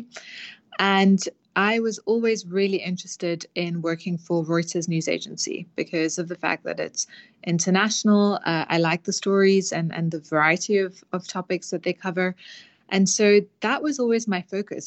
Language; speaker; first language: English; native; English